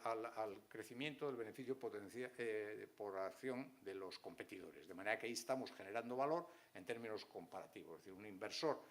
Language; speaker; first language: Spanish; native; Spanish